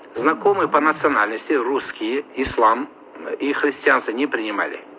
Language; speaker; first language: Russian; non-native, local second language; Kazakh